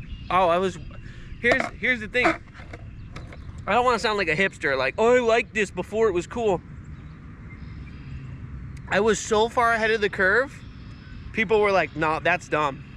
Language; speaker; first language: English; native; English